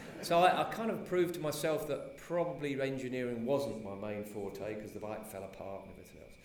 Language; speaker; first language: English; native; English